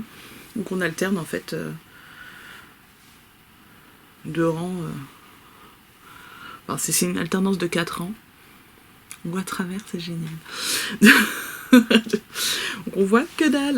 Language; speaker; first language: French; native; French